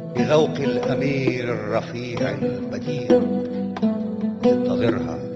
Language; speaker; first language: Arabic; native; Arabic